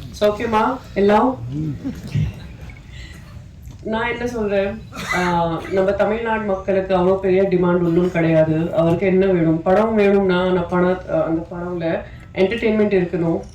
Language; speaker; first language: Tamil; non-native, fluent; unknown